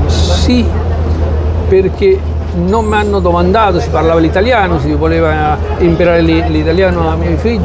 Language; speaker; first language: Italian; early bilingual, heritage; Spanish